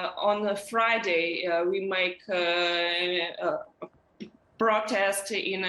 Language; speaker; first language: English; non-native, learner; Ukrainian